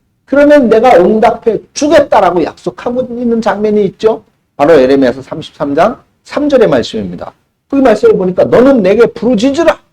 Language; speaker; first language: Korean; native; Korean